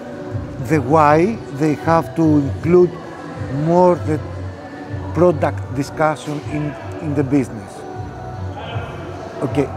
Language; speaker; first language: English; non-native, fluent; Greek